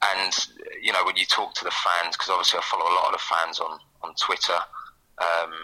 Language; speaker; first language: English; native; English